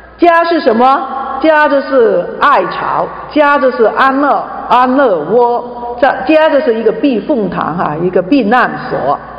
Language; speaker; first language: Chinese; non-native, local second language; Cantonese